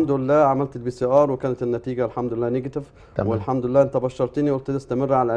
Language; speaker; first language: Arabic; native; Arabic